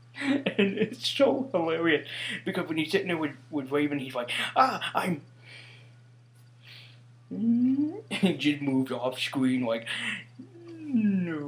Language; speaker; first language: English; native; English